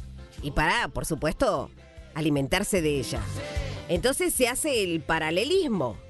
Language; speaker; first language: Spanish; native; Spanish